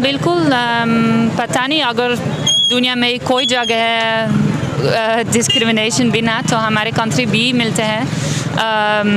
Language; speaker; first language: Hindi; non-native, learner; Dutch